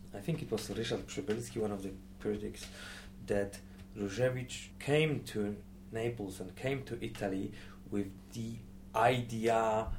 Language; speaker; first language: English; non-native, fluent; Polish